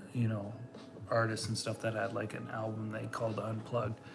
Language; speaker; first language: English; native; English